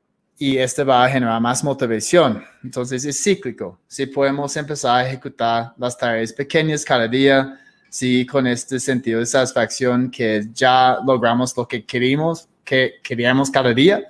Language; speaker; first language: Spanish; non-native, fluent; English